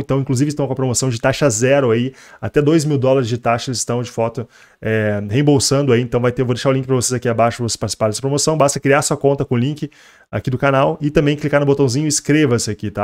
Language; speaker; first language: Portuguese; native; Portuguese